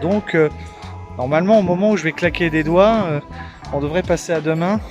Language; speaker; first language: French; native; French